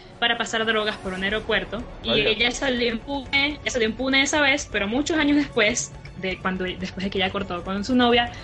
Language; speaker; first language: Spanish; native; Spanish